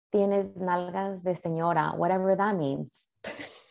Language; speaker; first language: English; early bilingual, other home language; Spanish